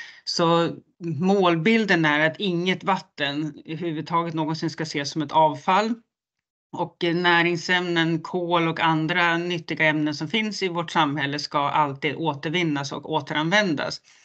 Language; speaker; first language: Swedish; native; Swedish